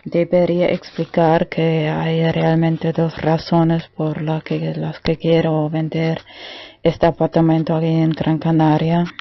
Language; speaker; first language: Spanish; non-native, learner; German